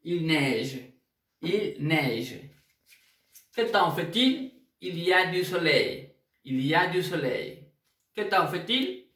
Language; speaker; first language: French; non-native, learner; Spanish